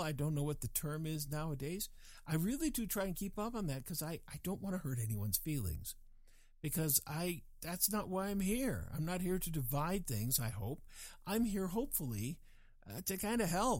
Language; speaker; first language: English; native; English